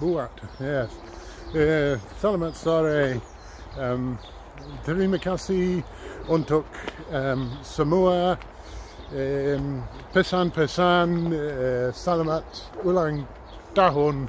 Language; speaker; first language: Indonesian; non-native, learner; English